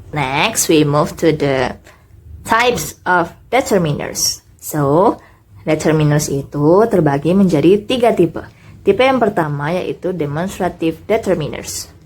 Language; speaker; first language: Indonesian; native; Indonesian